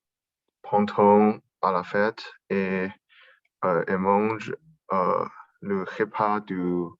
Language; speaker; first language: French; non-native, learner; Chinese